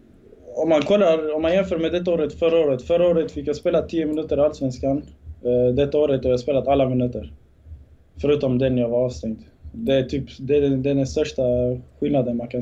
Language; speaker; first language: Swedish; early bilingual, other home language; Bosnian